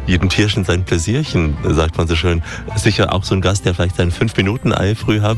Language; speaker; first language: German; native; German